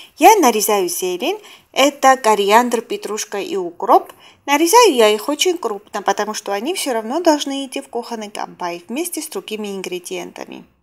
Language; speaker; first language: Russian; non-native, local second language; Georgian